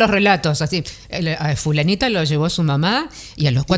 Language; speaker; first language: Spanish; native; Spanish